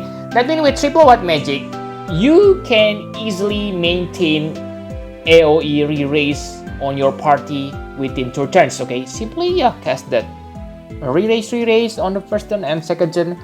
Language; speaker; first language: English; non-native, fluent; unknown